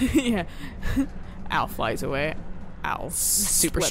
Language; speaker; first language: English; native; English